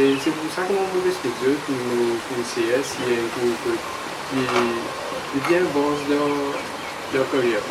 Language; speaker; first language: French; non-native, local second language; Morisyen